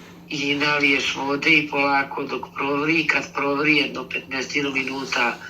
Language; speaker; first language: Bosnian; native; Bosnian